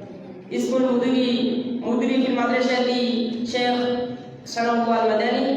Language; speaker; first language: Arabic; non-native, learner; Bangla